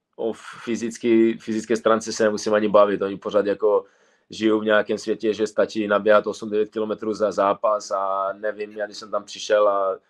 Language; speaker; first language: Czech; non-native, fluent; Serbian